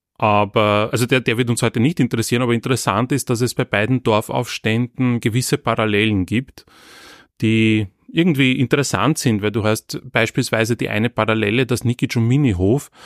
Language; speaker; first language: German; non-native, local second language; Croatian